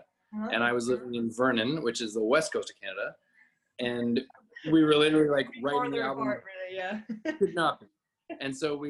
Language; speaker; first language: English; native; English